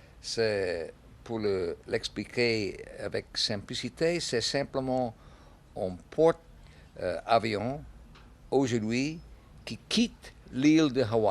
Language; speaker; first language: French; non-native, learner; English